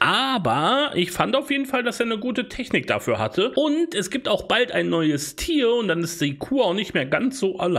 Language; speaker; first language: German; native; German